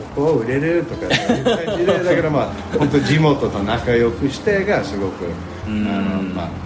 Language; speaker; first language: Japanese; non-native, fluent; English